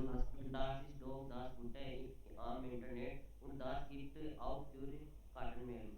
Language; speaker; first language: German; non-native, learner; Hindi